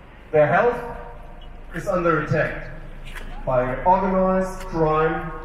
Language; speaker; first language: English; non-native, fluent; German